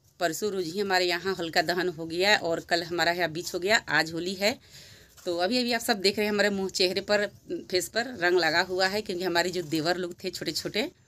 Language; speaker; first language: Hindi; native; Hindi